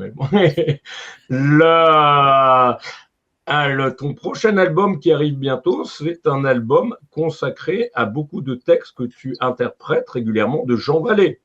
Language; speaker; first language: French; native; French